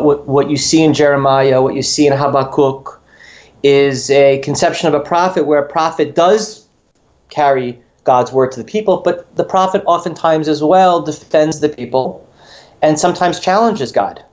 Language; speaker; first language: English; native; English